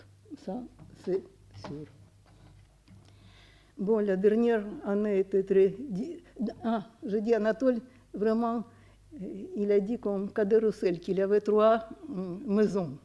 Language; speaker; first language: French; non-native, fluent; Russian